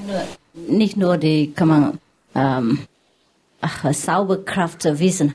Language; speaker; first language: German; non-native, learner; Vietnamese